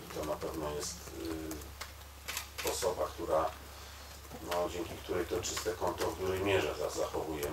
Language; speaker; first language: Polish; native; Polish